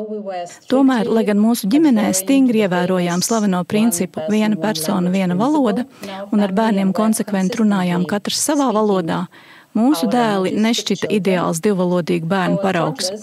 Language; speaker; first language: Latvian; native; Latvian